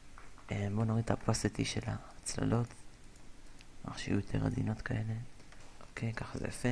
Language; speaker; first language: Hebrew; native; Hebrew